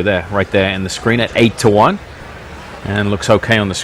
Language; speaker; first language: English; native; English